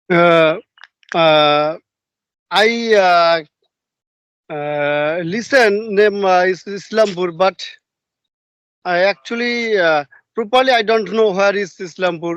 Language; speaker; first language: English; non-native, learner; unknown